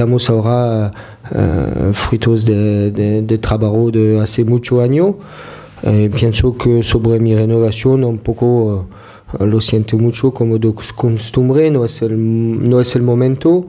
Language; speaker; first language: Spanish; non-native, fluent; French